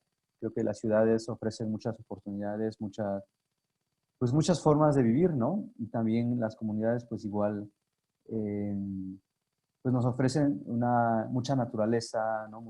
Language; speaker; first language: Spanish; non-native, local second language; Zapotec